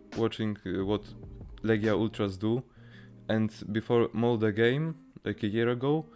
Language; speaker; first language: English; non-native, fluent; Polish